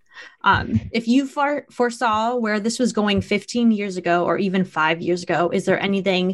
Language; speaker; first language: English; native; English